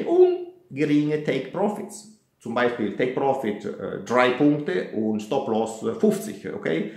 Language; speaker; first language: German; non-native, fluent; Italian